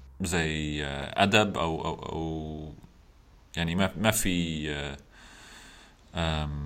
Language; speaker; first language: Arabic; non-native, learner; English